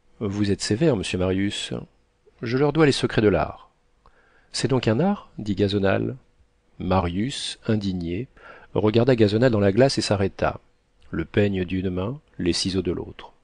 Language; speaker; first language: French; native; French